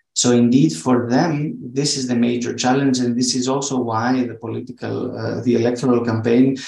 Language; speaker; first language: English; non-native, fluent; Greek